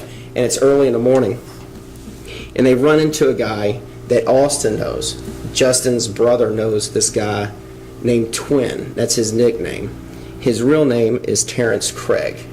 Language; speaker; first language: English; native; English